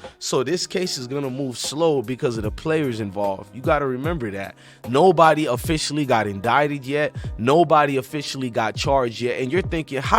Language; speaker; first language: English; native; English